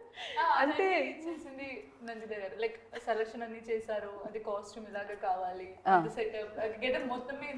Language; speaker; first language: Telugu; non-native, learner; Malayalam